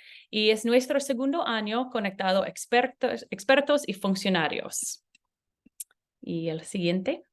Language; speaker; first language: Spanish; non-native, learner; English